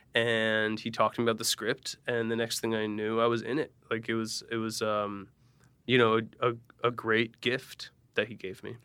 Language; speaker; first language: English; native; English